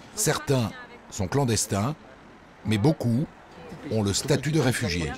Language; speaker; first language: French; native; French